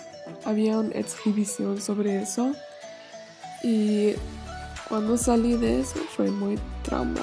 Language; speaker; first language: Spanish; non-native, learner; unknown